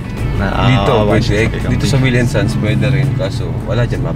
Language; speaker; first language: Filipino; native; Filipino